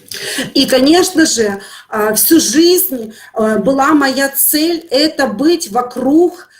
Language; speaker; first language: Russian; native; Russian